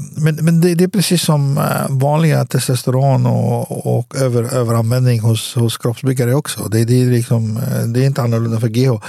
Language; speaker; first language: Swedish; early bilingual, other home language; Arabic